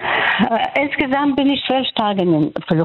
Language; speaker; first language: German; non-native, fluent; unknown